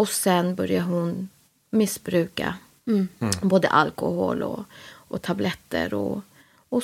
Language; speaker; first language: Swedish; early bilingual, other home language; Spanish